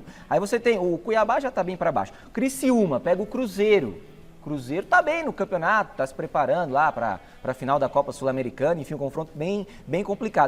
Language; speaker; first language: Portuguese; native; Portuguese